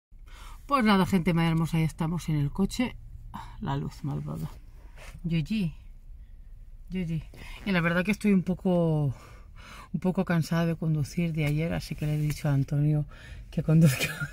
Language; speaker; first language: Spanish; native; Spanish